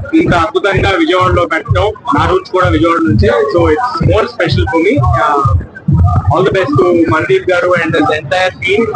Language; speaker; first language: Telugu; native; Telugu